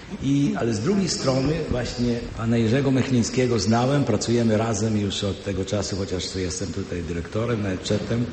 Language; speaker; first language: Polish; early bilingual, heritage; Polish